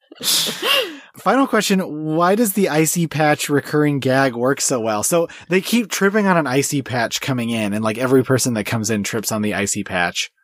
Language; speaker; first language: English; early bilingual, other home language; Swedish